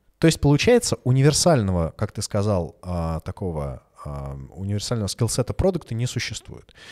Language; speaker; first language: Russian; native; Russian